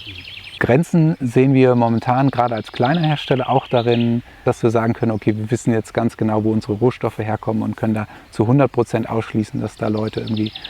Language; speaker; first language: German; native; German